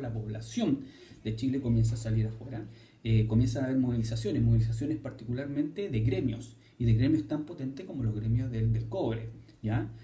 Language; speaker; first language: Spanish; native; Spanish